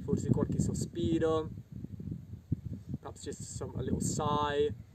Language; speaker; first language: English; native; English